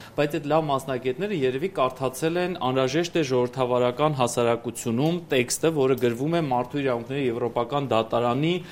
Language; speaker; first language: Armenian; native; Armenian